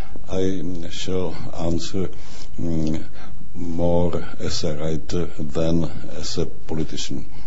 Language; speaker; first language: English; non-native, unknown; Czech